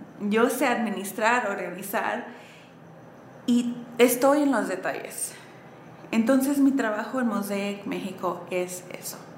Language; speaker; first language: Spanish; early bilingual, heritage; Spanish